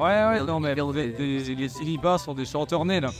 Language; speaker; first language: French; native; French